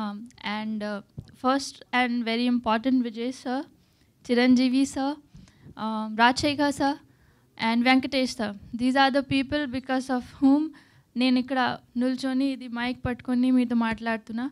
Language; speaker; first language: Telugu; non-native, learner; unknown